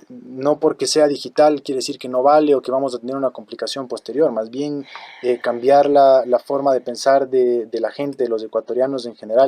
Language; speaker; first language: Spanish; native; Spanish